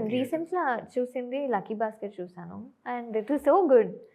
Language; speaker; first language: Telugu; non-native, fluent; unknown